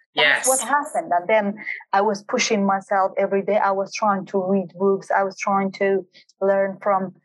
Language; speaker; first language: English; non-native, fluent; Kurdish